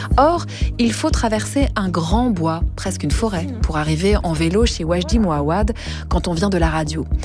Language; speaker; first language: French; native; French